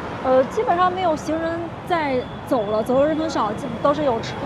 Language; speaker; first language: Chinese; native; Chinese